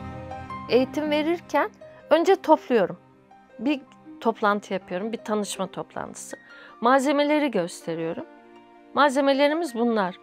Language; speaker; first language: Turkish; native; Turkish